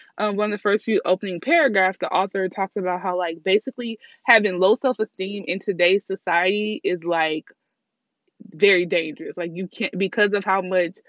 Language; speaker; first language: English; native; English